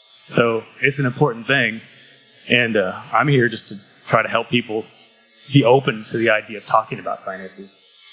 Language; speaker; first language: English; native; English